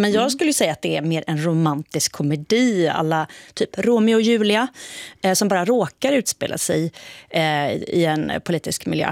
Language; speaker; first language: Swedish; native; Swedish